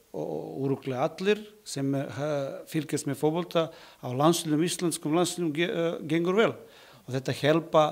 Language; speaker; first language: Icelandic; non-native, learner; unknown